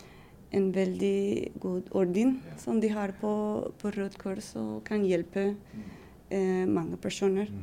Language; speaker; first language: Norwegian; non-native, fluent; Spanish